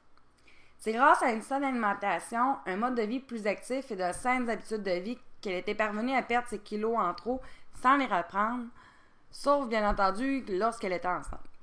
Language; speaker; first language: French; native; French